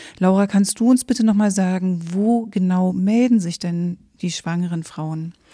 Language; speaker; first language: German; native; German